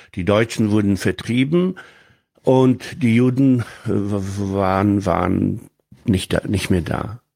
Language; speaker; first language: German; non-native, fluent; Polish